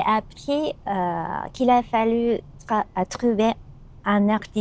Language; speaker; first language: French; non-native, learner; Japanese